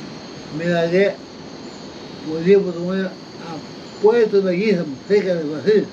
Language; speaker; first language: Spanish; non-native, local second language; Quechua